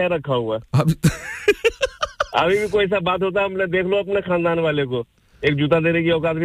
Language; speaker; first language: Hindi; native; Hindi